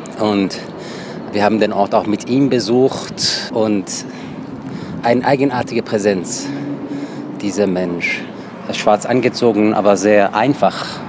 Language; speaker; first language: German; non-native, fluent; Persian